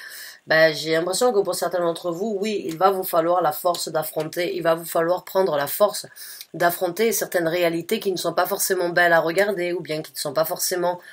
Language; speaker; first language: French; native; French